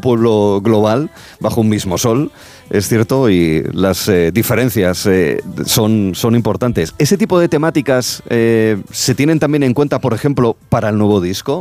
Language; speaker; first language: Spanish; native; Spanish